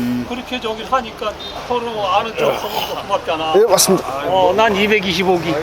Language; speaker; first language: Korean; native; Korean